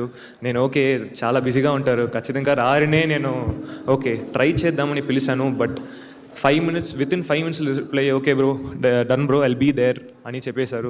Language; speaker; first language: Telugu; non-native, local second language; Tamil